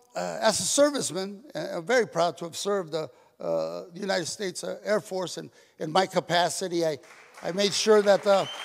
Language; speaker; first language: English; native; English